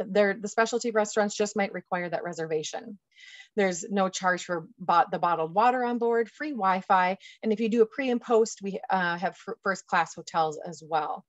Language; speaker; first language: English; native; English